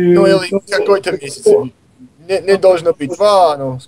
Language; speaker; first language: Russian; non-native, fluent; English